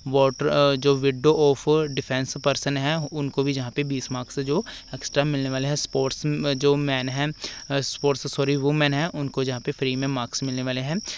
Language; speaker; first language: Hindi; non-native, local second language; Punjabi